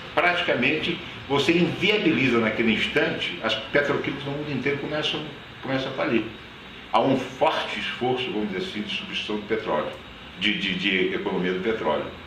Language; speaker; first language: Portuguese; native; Portuguese